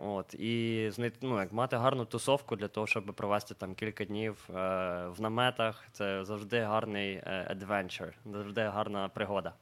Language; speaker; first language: Ukrainian; native; Ukrainian